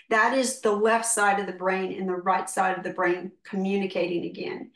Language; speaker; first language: English; native; English